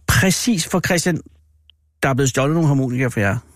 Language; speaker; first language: Danish; native; Danish